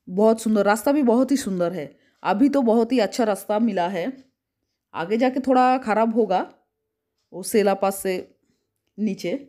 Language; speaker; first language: Hindi; non-native, local second language; Bangla